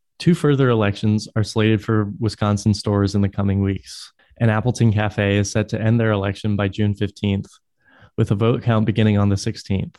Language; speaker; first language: English; native; English